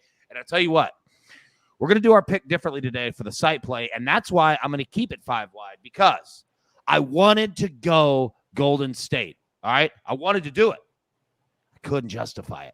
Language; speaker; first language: English; native; English